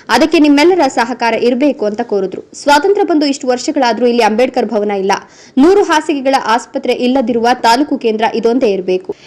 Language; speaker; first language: Kannada; native; Kannada